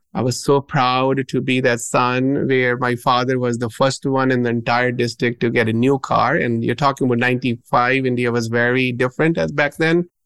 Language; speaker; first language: English; non-native, local second language; Punjabi